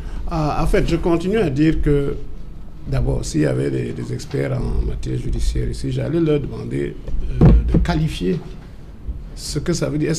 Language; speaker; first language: French; non-native, local second language; English